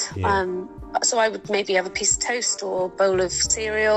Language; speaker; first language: English; native; English